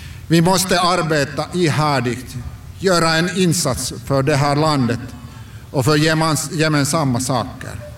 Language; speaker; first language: Swedish; non-native, local second language; Finnish